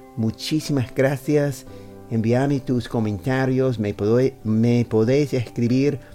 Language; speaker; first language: Spanish; non-native, fluent; English